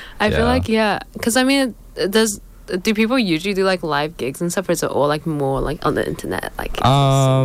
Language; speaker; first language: English; native; English